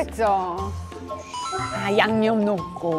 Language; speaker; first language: Korean; non-native, fluent; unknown